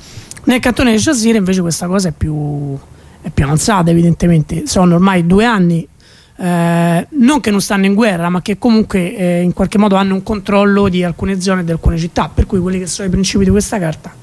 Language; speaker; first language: Italian; native; Italian